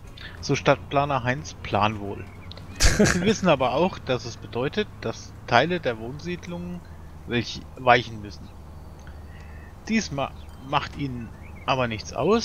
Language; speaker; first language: German; native; German